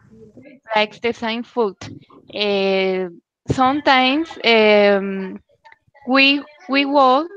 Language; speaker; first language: English; non-native, learner; Spanish